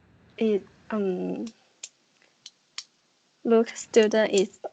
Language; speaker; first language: English; non-native, learner; Chinese